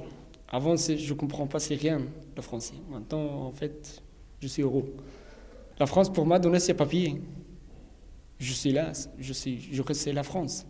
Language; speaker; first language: French; non-native, learner; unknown